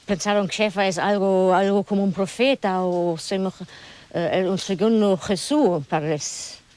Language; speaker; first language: Spanish; early bilingual, other home language; German